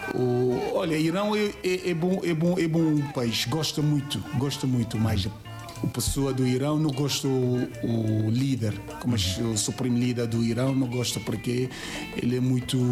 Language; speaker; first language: Portuguese; non-native, learner; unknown